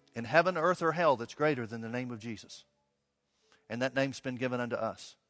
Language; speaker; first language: English; native; English